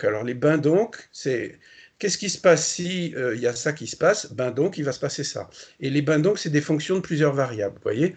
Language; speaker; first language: French; native; French